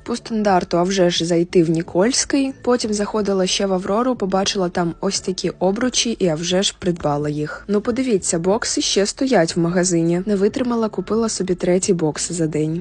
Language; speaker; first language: Ukrainian; native; Ukrainian